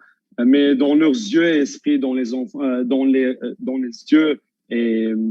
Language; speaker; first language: French; non-native, local second language; Armenian